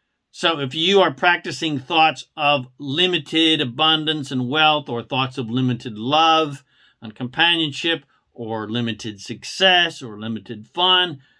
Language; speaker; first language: English; native; English